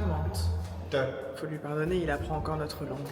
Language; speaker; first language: French; native; French